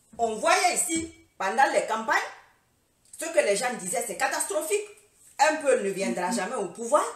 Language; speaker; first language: French; non-native, local second language; Fula